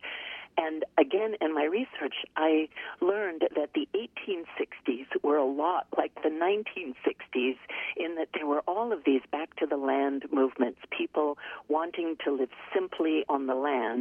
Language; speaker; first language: English; native; English